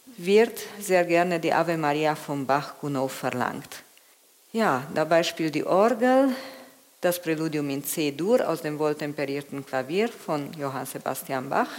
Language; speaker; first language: German; non-native, fluent; Romanian